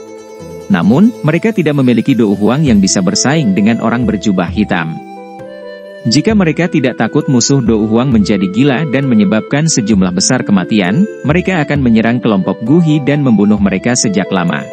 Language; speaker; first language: Indonesian; native; Indonesian